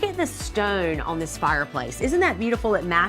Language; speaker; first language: English; native; English